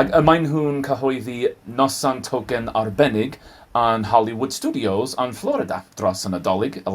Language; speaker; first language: Welsh; non-native, learner; English